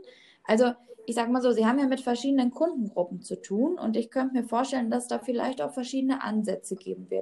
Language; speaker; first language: German; native; German